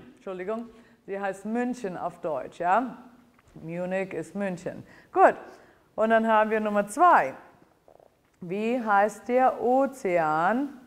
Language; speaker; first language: German; non-native, fluent; English